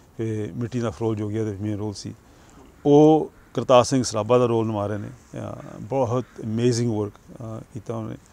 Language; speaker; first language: Punjabi; early bilingual, heritage; Punjabi